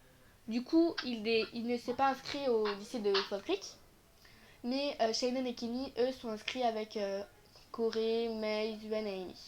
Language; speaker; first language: French; native; French